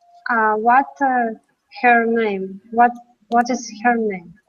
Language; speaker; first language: English; non-native, learner; Russian